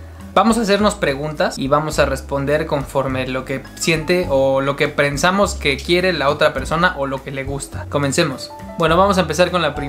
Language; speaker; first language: Spanish; native; Spanish